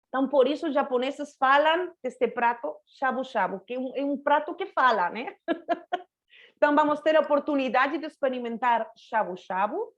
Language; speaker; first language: Portuguese; non-native, fluent; Spanish